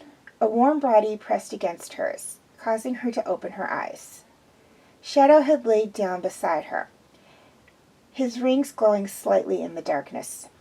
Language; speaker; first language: English; native; English